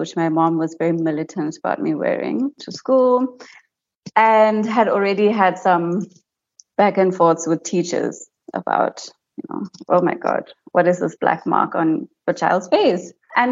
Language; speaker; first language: English; native; English